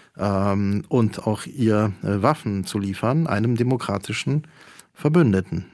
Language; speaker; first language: German; early bilingual, other home language; Polish